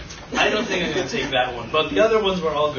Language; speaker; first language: English; native; English